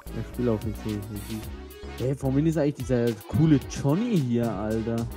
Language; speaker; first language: German; early bilingual, other home language; Turkish